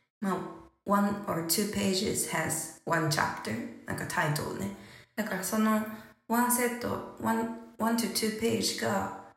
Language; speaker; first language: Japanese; native; Japanese